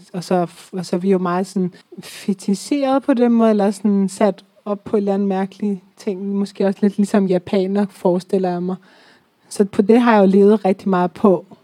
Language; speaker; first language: Danish; early bilingual, other home language; Persian